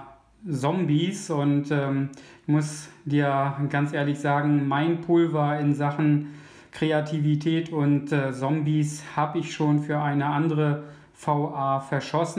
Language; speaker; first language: German; native; German